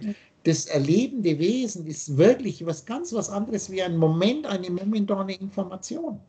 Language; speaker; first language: German; native; German